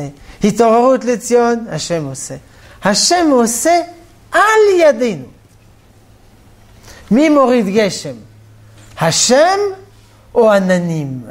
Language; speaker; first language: Hebrew; non-native, fluent; French